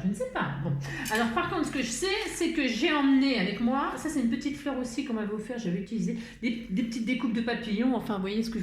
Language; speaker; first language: French; native; French